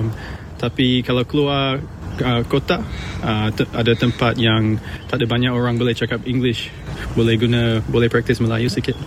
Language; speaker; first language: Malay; early bilingual, heritage; English